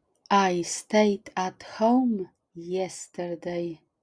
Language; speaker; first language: English; non-native, fluent; Polish